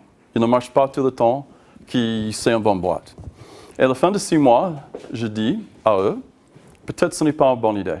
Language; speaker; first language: French; non-native, learner; English